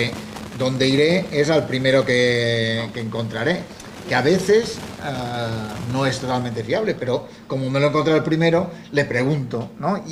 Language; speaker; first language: Spanish; native; Spanish